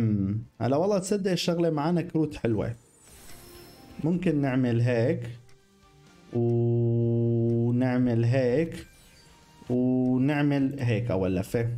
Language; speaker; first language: Arabic; native; Arabic